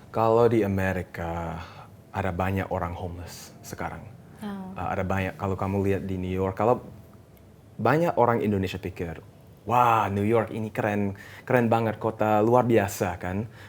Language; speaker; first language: Indonesian; early bilingual, heritage; English